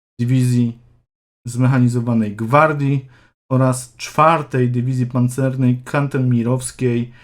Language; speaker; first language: Polish; native; Polish